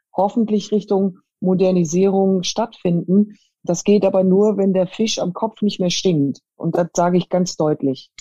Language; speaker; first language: German; native; German